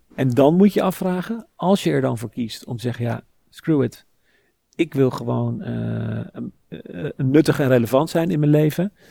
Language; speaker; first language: Dutch; native; Dutch